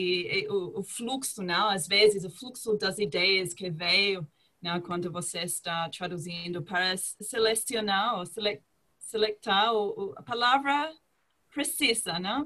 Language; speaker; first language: Portuguese; non-native, fluent; English